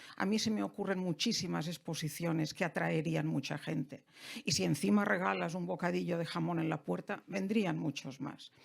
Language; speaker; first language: Spanish; non-native, local second language; Catalan